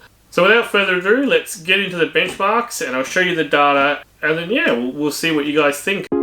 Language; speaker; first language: English; native; English